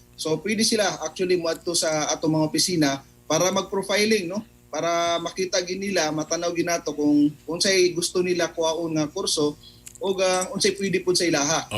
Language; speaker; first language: Cebuano; non-native, local second language; Maranao